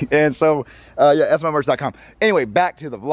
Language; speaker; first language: English; native; English